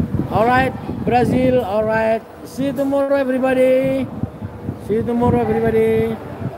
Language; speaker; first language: English; non-native, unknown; Indonesian